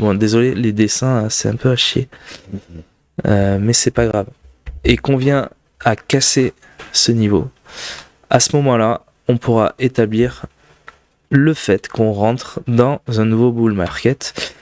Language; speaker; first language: French; native; French